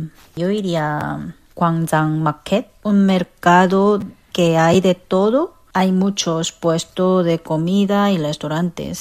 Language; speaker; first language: Spanish; non-native, fluent; Korean